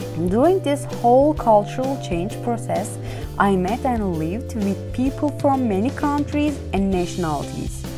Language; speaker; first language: English; non-native, fluent; Turkish